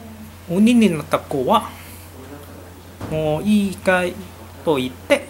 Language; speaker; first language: Japanese; non-native, learner; Indonesian